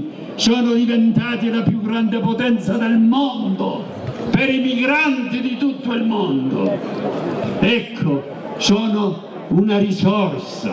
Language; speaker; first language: Italian; native; Italian